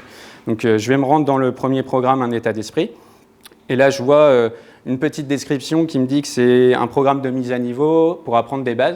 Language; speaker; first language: French; native; French